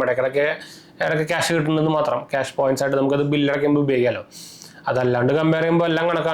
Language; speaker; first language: Malayalam; native; Malayalam